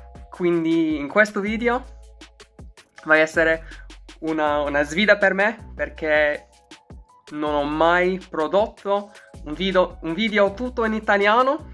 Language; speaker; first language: Italian; non-native, learner; English